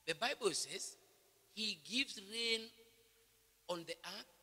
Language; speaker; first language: English; non-native, local second language; Swahili